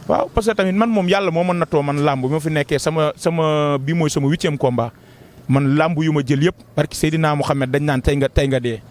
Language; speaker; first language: Wolof; native; Wolof